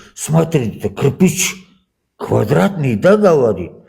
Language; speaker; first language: Russian; non-native, local second language; Kazakh